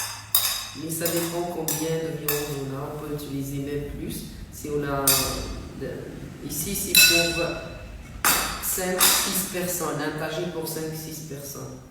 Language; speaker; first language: French; non-native, local second language; Arabic